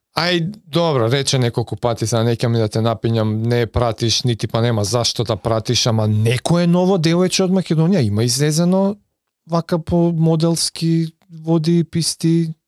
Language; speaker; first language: Macedonian; native; Macedonian